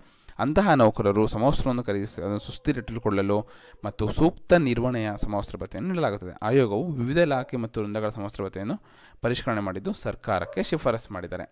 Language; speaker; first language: Kannada; native; Kannada